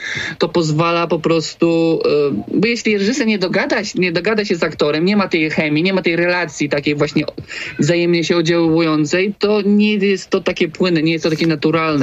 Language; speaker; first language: Polish; native; Polish